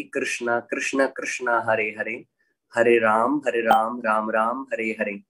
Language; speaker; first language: Hindi; native; Hindi